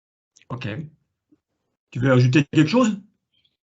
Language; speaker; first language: French; native; French